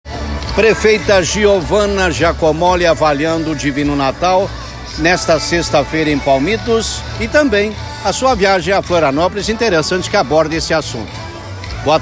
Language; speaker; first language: Portuguese; native; Portuguese